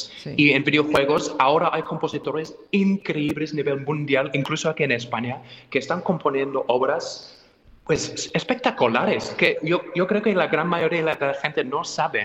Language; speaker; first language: Spanish; non-native, fluent; English